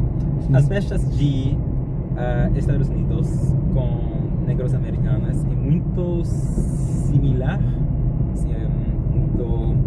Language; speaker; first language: Portuguese; non-native, learner; English